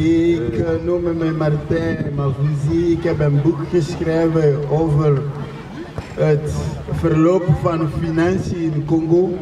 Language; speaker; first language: Dutch; non-native, fluent; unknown